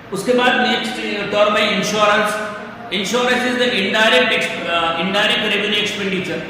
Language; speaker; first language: Hindi; non-native, local second language; Marathi